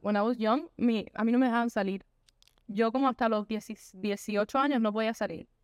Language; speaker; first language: Spanish; native; Spanish